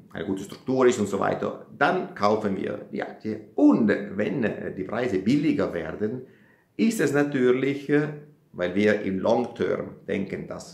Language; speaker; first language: German; non-native, fluent; Italian